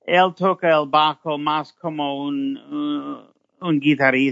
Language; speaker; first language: Spanish; non-native, fluent; English